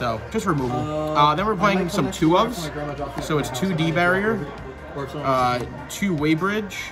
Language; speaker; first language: English; native; English